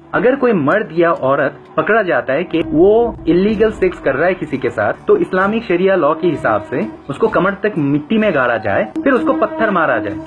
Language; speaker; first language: Hindi; non-native, fluent; Bangla